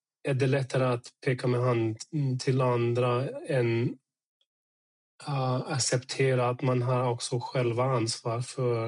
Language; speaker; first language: Swedish; non-native, fluent; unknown